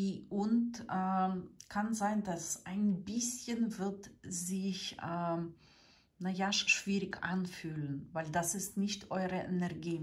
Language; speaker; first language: German; non-native, fluent; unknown